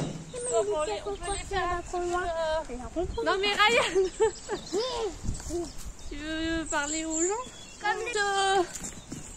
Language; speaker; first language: French; native; French